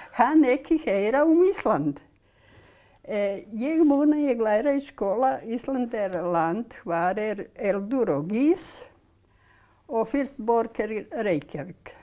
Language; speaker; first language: Icelandic; non-native, learner; Serbian